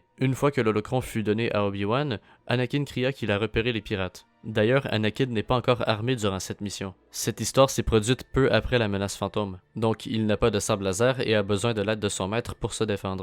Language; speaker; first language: French; native; French